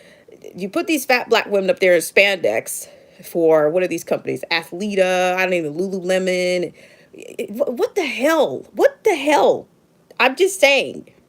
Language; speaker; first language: English; native; English